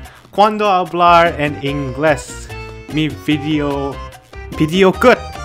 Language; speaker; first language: Spanish; non-native, learner; English